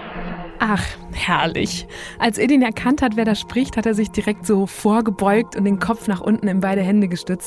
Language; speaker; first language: German; native; German